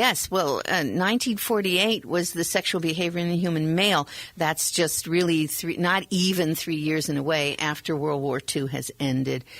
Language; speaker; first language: English; native; English